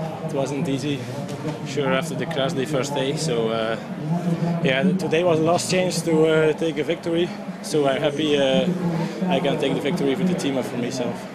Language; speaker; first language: English; non-native, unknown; Dutch